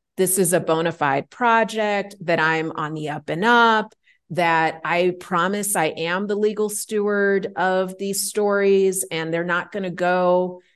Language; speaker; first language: English; native; English